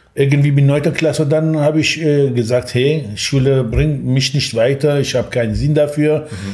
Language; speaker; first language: German; non-native, fluent; Persian